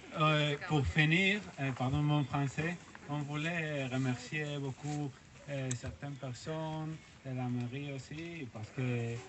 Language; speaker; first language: French; non-native, learner; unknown